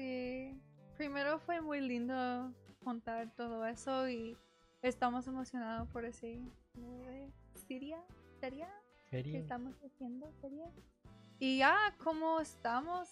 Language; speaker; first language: Spanish; non-native, learner; English